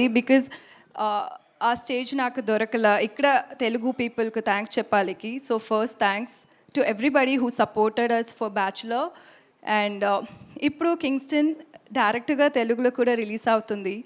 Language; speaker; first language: Telugu; non-native, learner; Tamil